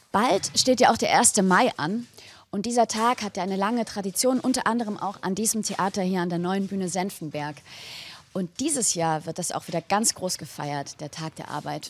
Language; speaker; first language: German; native; German